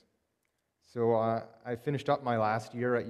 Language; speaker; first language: English; native; English